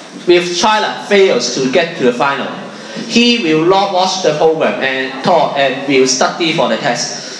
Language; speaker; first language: English; non-native, local second language; Cantonese